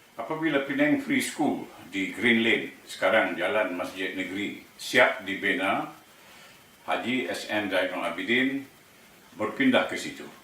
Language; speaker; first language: Malay; native; Malay